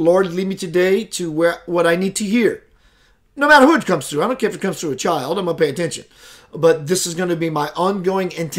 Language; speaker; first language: English; native; English